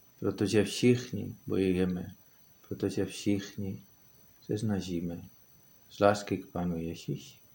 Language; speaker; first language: Czech; non-native, fluent; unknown